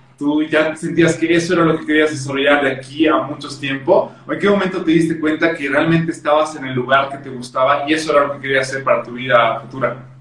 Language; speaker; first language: Spanish; native; Spanish